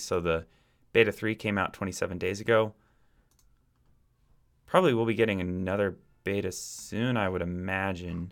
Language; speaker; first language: English; native; English